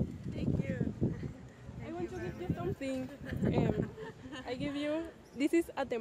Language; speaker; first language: English; non-native, learner; Spanish